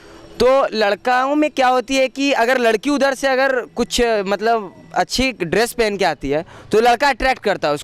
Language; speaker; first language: Hindi; native; Hindi